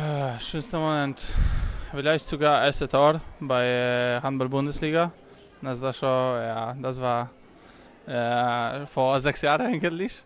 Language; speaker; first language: German; non-native, learner; Polish